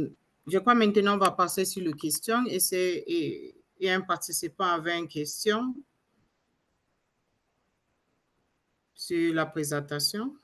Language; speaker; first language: French; non-native, learner; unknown